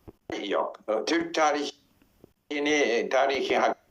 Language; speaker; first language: Turkish; non-native, learner; English